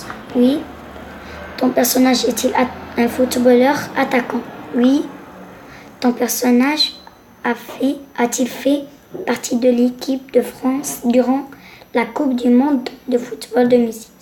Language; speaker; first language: French; non-native, local second language; Arabic